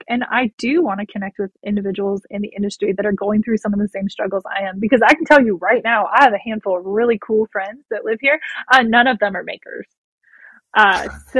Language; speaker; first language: English; native; English